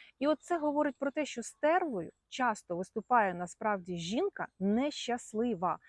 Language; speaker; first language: Ukrainian; non-native, local second language; Russian